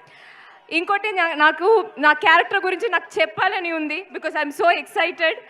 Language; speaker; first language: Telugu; non-native, learner; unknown